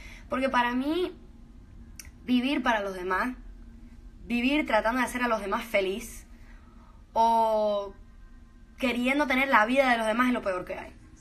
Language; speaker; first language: Spanish; early bilingual, heritage; Spanish